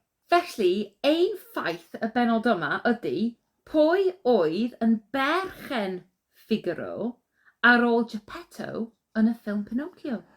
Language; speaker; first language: Welsh; non-native, learner; English